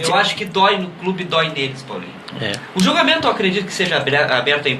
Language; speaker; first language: Portuguese; native; Portuguese